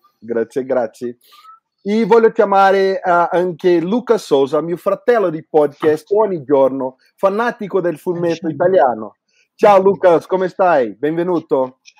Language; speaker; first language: Italian; non-native, learner; Portuguese